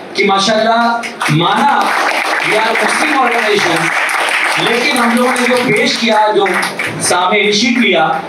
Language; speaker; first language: Hindi; native; Hindi